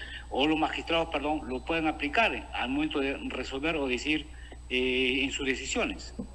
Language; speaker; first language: Spanish; native; Spanish